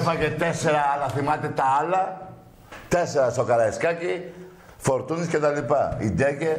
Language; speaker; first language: Greek; native; Greek